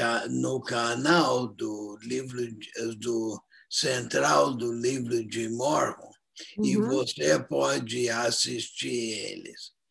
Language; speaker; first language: Portuguese; non-native, fluent; English